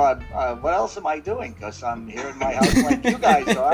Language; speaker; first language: English; native; English